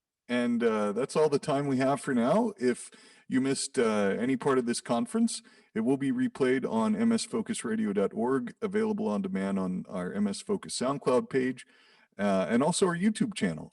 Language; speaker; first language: English; native; English